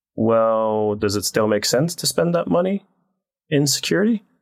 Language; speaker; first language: English; non-native, fluent; Dutch